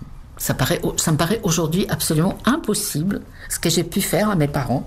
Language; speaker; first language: French; non-native, fluent; Czech